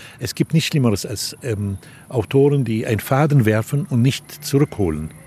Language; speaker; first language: German; non-native, fluent; Arabic